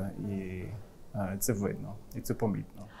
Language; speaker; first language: Ukrainian; non-native, fluent; English